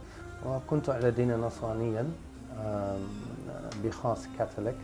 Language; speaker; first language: Arabic; non-native, learner; Dutch